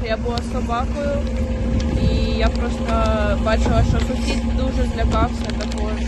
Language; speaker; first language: Ukrainian; non-native, local second language; Russian